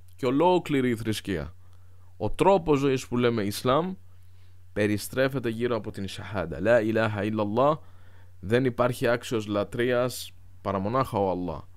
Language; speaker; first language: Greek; non-native, fluent; Arabic